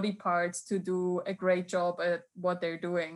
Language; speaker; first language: English; non-native, fluent; Swiss German